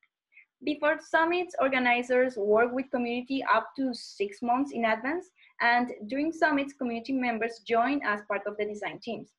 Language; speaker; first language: English; non-native, fluent; Spanish